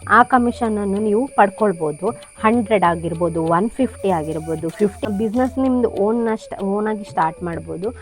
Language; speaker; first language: Kannada; non-native, local second language; Konkani